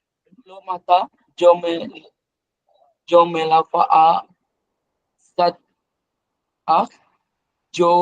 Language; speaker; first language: French; non-native, learner; Bangla